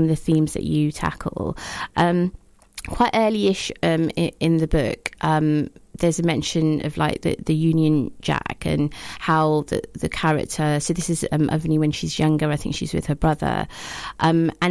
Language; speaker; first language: English; native; English